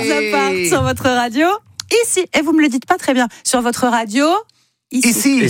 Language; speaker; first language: French; native; French